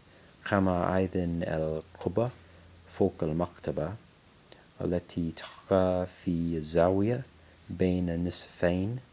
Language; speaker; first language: Arabic; non-native, learner; English